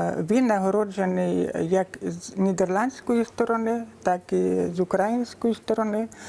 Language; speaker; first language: Ukrainian; native; Ukrainian